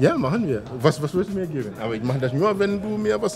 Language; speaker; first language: German; non-native, learner; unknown